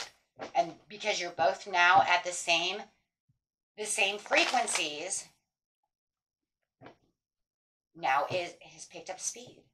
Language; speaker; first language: English; native; English